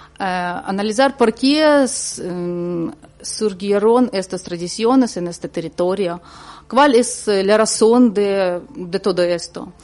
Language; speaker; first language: Spanish; non-native, learner; Ukrainian